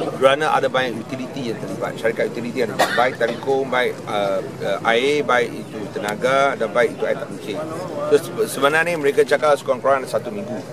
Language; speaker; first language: Malay; non-native, local second language; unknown